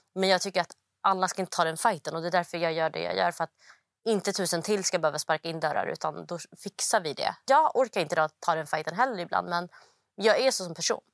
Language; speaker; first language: Swedish; early bilingual, other home language; Somali